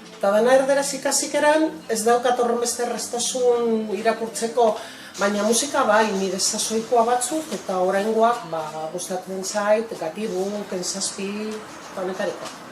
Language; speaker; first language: Basque; native; Basque